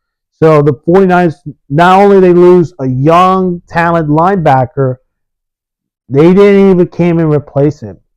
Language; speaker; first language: English; early bilingual, other home language; Spanish